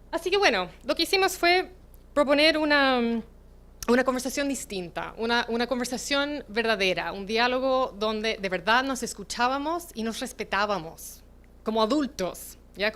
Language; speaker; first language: Spanish; native; Spanish